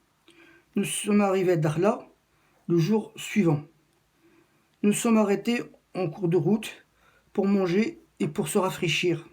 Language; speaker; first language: French; non-native, local second language; Arabic